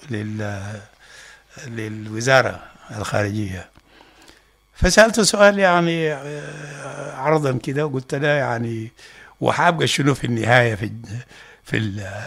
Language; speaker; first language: Arabic; non-native, local second language; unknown